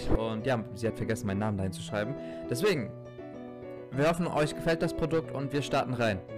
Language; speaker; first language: German; native; German